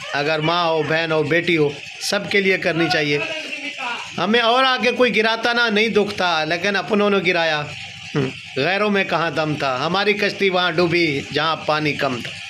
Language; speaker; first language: Urdu; non-native, local second language; Punjabi